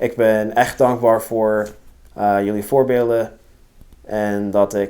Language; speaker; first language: Dutch; non-native, fluent; English